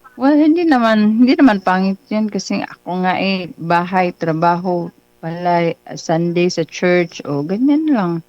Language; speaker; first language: Filipino; non-native, local second language; Cebuano